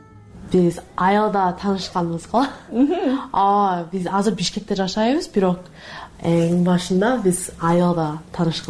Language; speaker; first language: Kyrgyz; non-native, learner; English